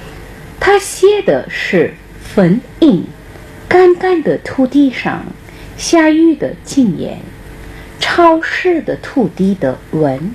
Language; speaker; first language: Chinese; non-native, fluent; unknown